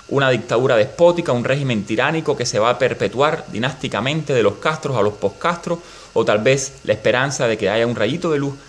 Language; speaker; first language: Spanish; native; Spanish